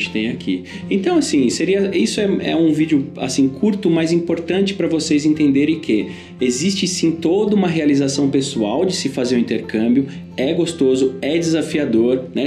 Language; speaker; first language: Portuguese; native; Portuguese